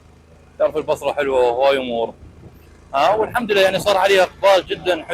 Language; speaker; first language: Arabic; native; Arabic